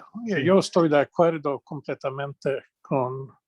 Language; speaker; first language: Spanish; non-native, fluent; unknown